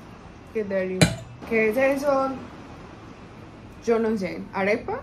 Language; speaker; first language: Spanish; non-native, learner; English